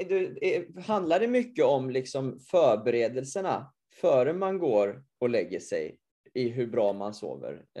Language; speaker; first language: Swedish; native; Swedish